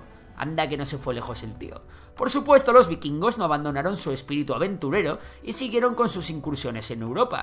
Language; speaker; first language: Spanish; native; Spanish